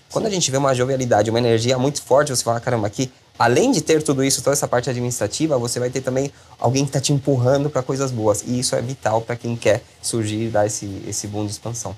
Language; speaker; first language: Portuguese; non-native, fluent; Spanish